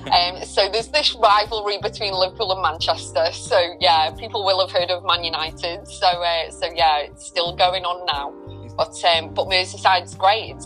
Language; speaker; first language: English; native; English